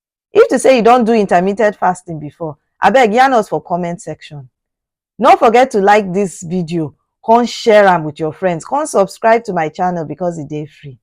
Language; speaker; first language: Nigerian Pidgin; non-native, local second language; Yoruba